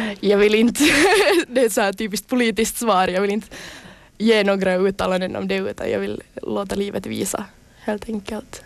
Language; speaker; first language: Swedish; native; Swedish